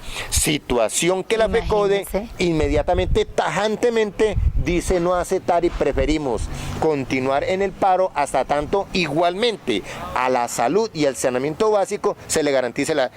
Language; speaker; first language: Spanish; native; Spanish